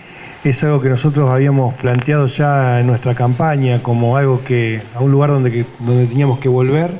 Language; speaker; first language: Spanish; native; Spanish